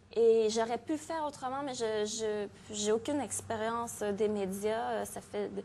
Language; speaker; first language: French; native; French